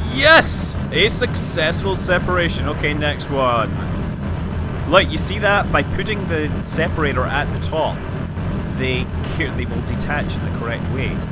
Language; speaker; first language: English; native; English